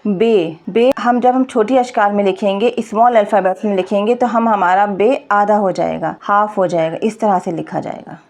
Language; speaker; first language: Urdu; native; Urdu